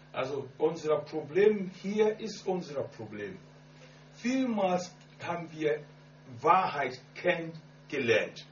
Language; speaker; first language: German; non-native, learner; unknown